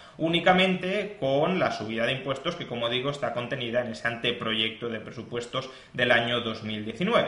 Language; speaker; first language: Spanish; native; Spanish